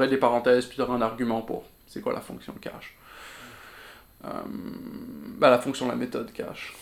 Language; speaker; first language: French; native; French